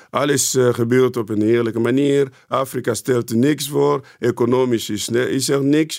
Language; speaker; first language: Dutch; non-native, fluent; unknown